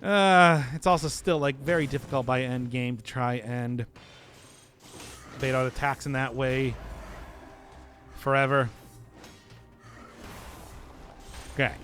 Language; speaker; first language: English; native; English